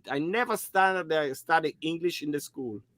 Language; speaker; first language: English; non-native, learner; German